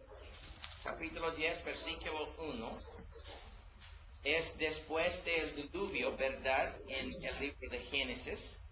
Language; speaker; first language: Spanish; non-native, learner; English